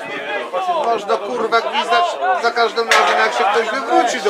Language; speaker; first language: Polish; native; Polish